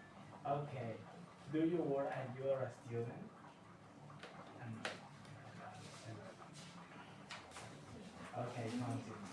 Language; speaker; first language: English; non-native, learner; Spanish